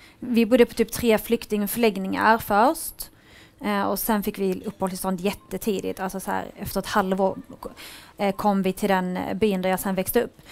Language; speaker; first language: Swedish; early bilingual, other home language; Arabic